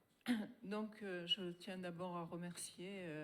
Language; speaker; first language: French; native; French